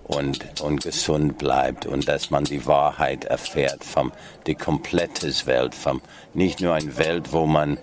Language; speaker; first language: German; non-native, fluent; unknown